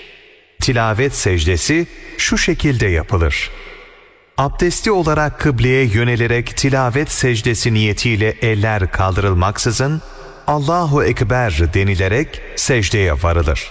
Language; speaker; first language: Turkish; native; Turkish